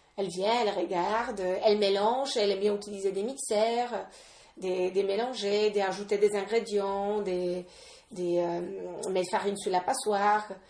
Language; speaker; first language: French; non-native, fluent; Polish